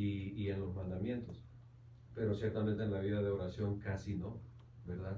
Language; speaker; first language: Spanish; native; Spanish